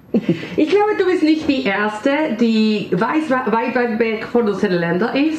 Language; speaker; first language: German; non-native, learner; Spanish